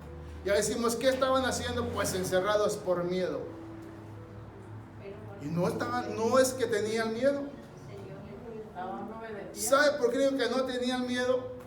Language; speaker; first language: Spanish; native; Spanish